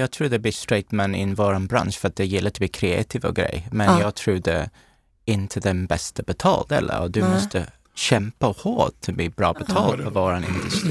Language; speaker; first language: Swedish; non-native, learner; English